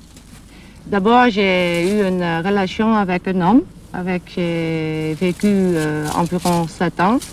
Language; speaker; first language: French; non-native, fluent; German